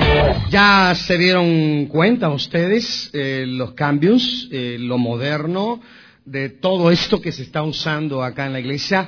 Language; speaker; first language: Spanish; native; Spanish